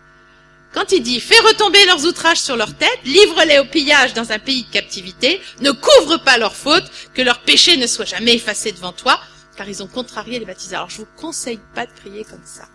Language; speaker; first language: French; native; French